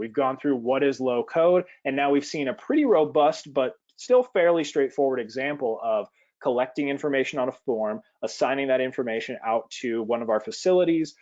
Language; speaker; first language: English; native; English